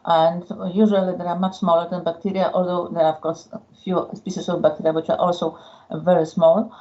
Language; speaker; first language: English; non-native, fluent; Polish